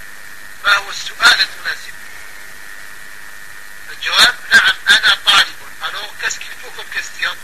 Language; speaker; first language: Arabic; non-native, fluent; French